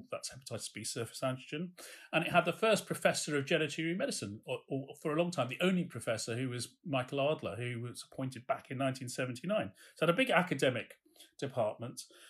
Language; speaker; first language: English; native; English